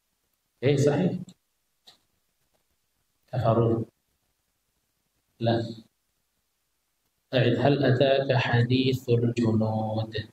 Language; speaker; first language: Arabic; non-native, fluent; Indonesian